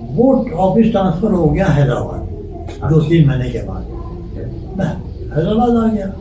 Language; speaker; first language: Urdu; native; Urdu